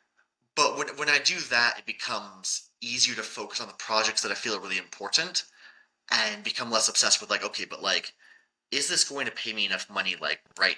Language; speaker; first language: English; native; English